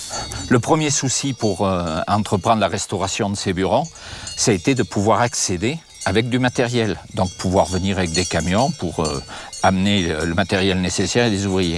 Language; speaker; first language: French; native; French